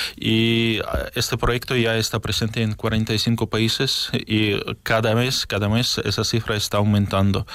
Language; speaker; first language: Spanish; non-native, fluent; Ukrainian